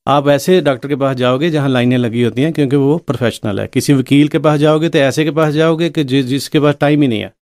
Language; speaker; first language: Hindi; non-native, local second language; Punjabi